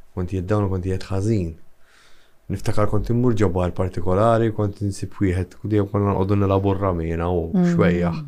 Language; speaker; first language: Maltese; native; Maltese